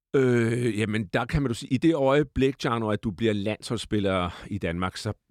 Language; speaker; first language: Danish; native; Danish